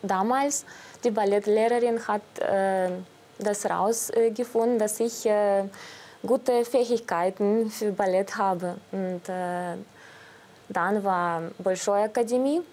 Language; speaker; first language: German; non-native, fluent; Russian